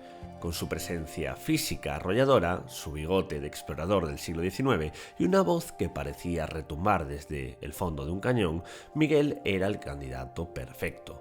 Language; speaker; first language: Spanish; native; Spanish